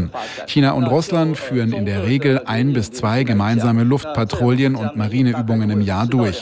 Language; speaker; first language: German; native; German